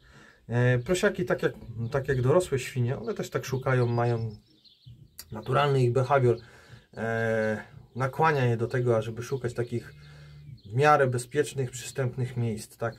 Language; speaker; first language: Polish; native; Polish